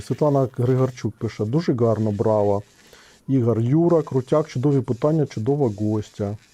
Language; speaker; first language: Ukrainian; non-native, local second language; Russian